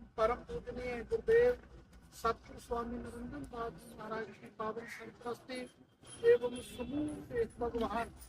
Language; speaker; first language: Hindi; non-native, local second language; Punjabi